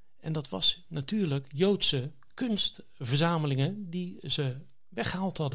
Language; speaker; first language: Dutch; native; Dutch